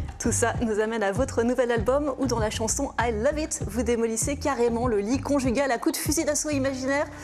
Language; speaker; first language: French; native; French